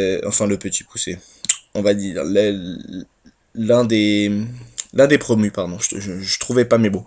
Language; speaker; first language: French; native; French